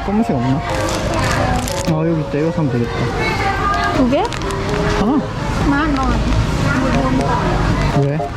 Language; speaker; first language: Korean; native; Korean